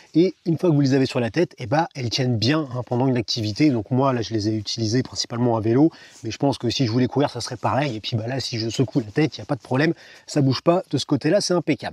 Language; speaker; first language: French; native; French